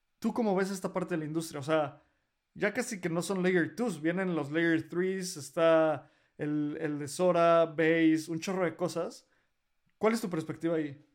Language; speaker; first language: Spanish; native; Spanish